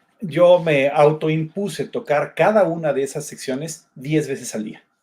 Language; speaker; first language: Spanish; native; Spanish